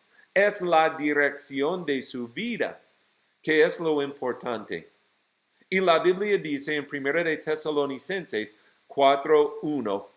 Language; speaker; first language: Spanish; non-native, fluent; English